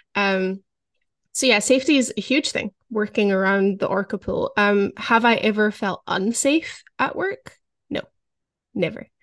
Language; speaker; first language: English; native; English